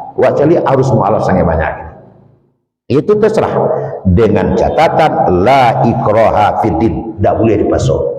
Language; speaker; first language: Malay; non-native, local second language; Minangkabau